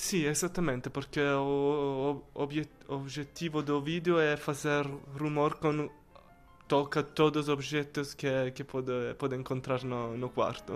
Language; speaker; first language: Portuguese; non-native, learner; Italian